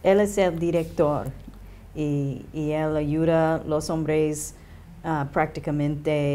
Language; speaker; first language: Spanish; non-native, learner; English